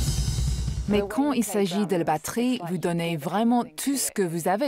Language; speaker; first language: French; native; French